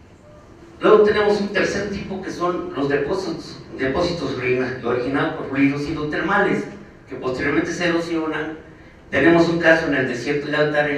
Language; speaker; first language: Spanish; native; Spanish